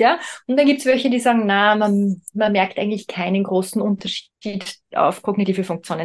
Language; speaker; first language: German; native; German